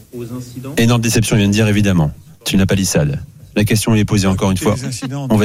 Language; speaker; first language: French; native; French